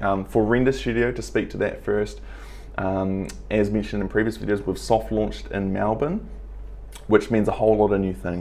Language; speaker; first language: English; native; English